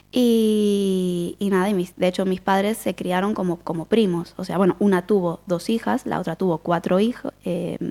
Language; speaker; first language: Spanish; native; Spanish